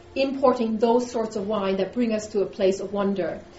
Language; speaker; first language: English; non-native, fluent; German